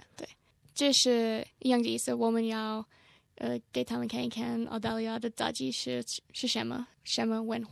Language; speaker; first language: Chinese; non-native, learner; English